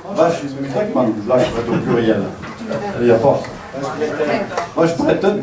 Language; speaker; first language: German; non-native, learner; French